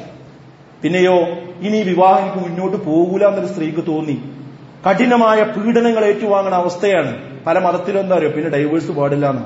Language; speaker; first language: Malayalam; native; Malayalam